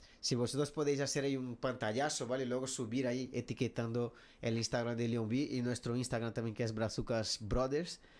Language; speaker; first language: Spanish; non-native, fluent; Portuguese